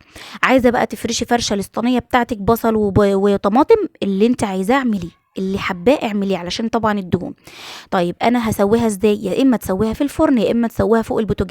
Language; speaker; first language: Arabic; native; Arabic